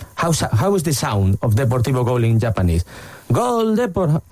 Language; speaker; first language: English; non-native, fluent; Spanish